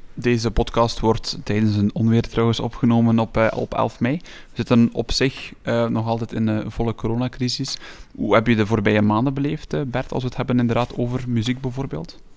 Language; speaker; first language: Dutch; native; Dutch